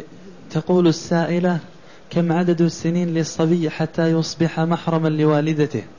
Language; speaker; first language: Arabic; native; Arabic